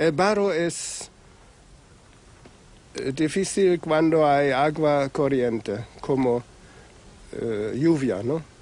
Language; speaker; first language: Spanish; non-native, fluent; German